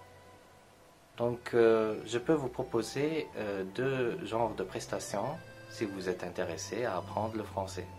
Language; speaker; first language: French; non-native, local second language; Arabic